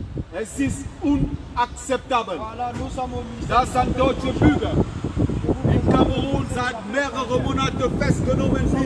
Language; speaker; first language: German; non-native, fluent; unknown